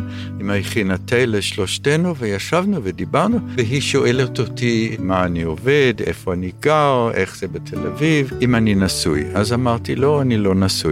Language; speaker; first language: Hebrew; early bilingual, other home language; English